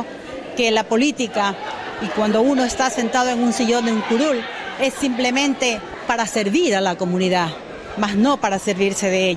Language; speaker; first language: Spanish; native; Spanish